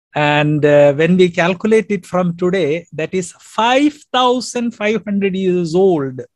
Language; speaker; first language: English; non-native, local second language; Malayalam